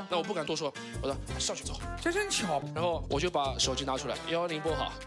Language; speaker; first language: Chinese; native; Chinese